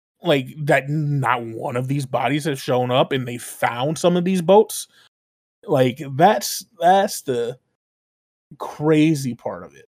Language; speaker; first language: English; native; English